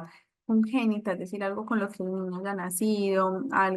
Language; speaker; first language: Spanish; native; Spanish